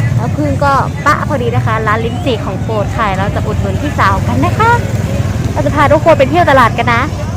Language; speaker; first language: Thai; non-native, local second language; Hmong